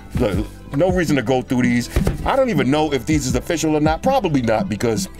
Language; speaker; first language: English; native; English